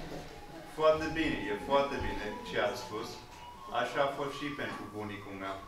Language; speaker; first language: Romanian; non-native, fluent; English